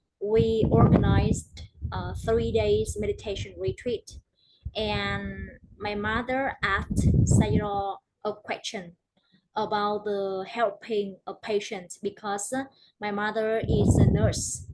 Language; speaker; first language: English; non-native, learner; Vietnamese